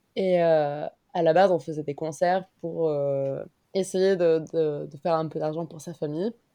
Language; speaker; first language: French; non-native, fluent; Spanish